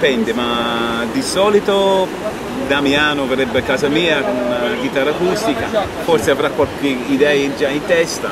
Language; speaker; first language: Italian; non-native, fluent; English